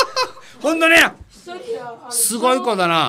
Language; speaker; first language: Japanese; native; Japanese